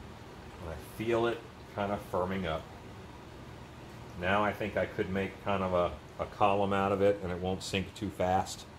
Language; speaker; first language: English; native; English